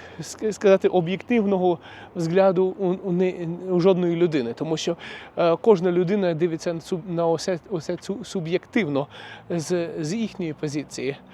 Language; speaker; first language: Ukrainian; non-native, local second language; Russian